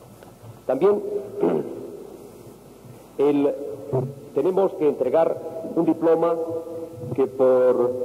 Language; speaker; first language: Spanish; native; Spanish